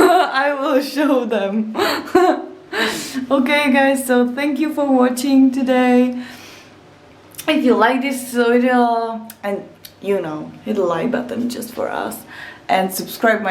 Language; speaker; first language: English; non-native, learner; Czech